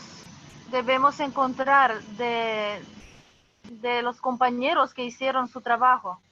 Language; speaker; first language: Spanish; non-native, fluent; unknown